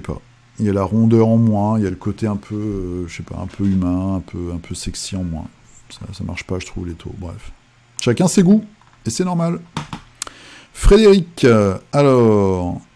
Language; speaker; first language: French; native; French